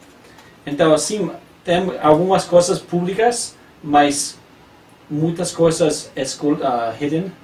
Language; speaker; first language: Portuguese; non-native, learner; English